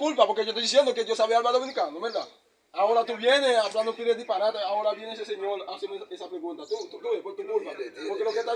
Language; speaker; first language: Spanish; non-native, fluent; Haitian Creole